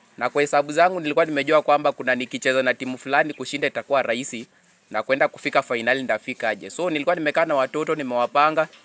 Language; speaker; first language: Swahili; non-native, local second language; Luyia